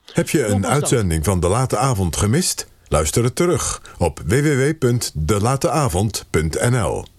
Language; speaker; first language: Dutch; native; Dutch